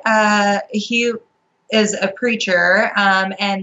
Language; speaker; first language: English; native; English